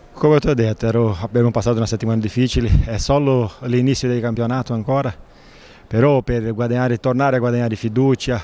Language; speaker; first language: Italian; non-native, fluent; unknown